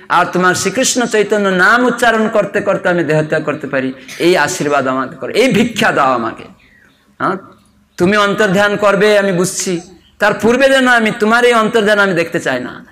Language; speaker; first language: Bangla; non-native, fluent; Odia